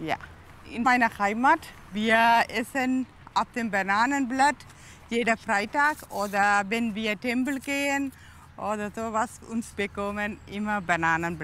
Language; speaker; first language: German; non-native, learner; Tamil